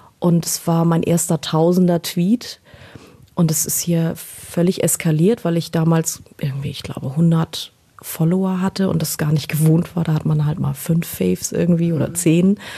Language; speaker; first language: German; native; German